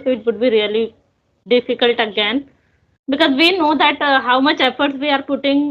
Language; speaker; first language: English; non-native, local second language; Hindi